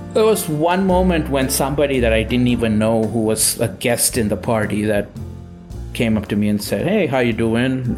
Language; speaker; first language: English; non-native, local second language; Tamil